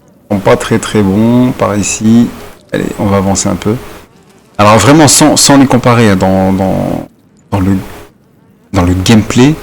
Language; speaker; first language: French; native; French